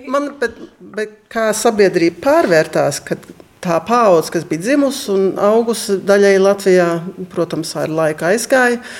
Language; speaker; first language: Latvian; early bilingual, heritage; Latvian